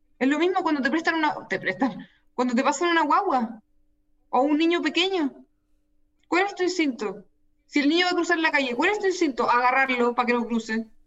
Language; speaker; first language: Spanish; native; Spanish